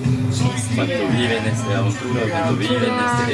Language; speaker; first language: Spanish; non-native, learner; French